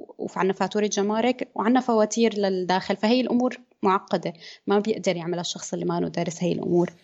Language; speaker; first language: Arabic; native; Arabic